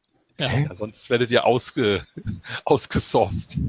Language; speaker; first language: German; native; German